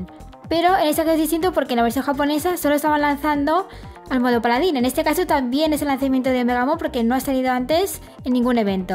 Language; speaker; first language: Spanish; native; Spanish